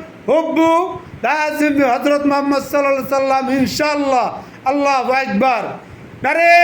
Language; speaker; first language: Arabic; non-native, learner; Bangla